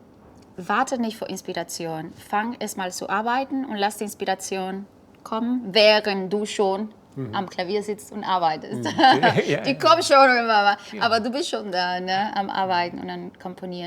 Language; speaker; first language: German; non-native, fluent; Spanish